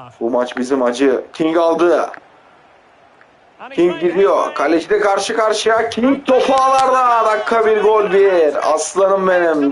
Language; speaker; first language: Turkish; native; Turkish